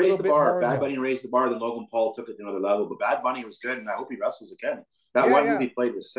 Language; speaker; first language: English; native; English